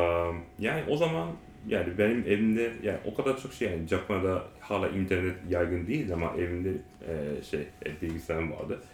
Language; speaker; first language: Turkish; non-native, learner; Japanese